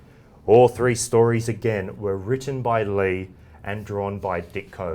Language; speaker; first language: English; native; English